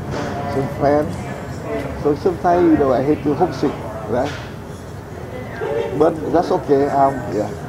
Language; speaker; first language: English; non-native, learner; Vietnamese